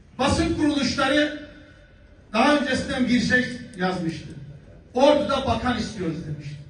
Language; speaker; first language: Turkish; native; Turkish